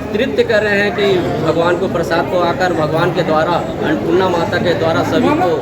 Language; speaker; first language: Hindi; native; Hindi